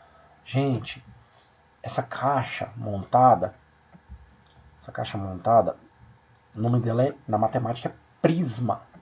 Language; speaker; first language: Portuguese; native; Portuguese